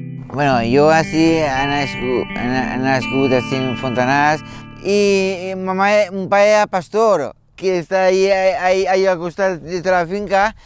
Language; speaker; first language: Catalan; non-native, local second language; Spanish